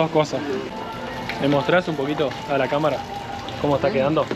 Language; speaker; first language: Spanish; native; Spanish